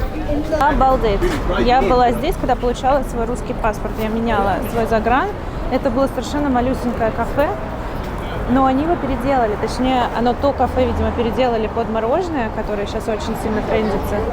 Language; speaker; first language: Russian; native; Russian